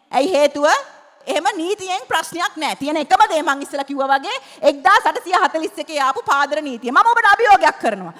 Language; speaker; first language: Sinhala; native; Sinhala